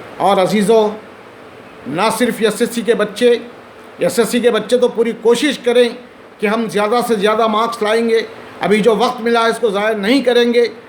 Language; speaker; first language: Urdu; native; Urdu